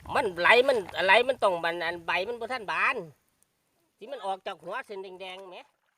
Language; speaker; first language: Thai; native; Thai